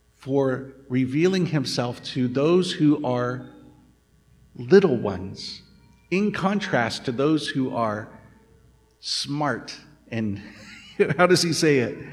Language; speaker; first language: English; native; English